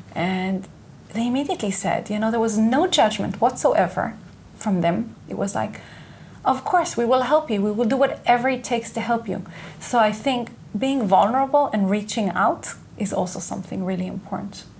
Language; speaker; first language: English; non-native, fluent; Hebrew